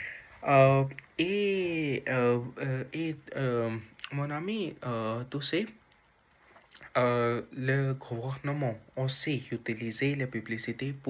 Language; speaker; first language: French; non-native, learner; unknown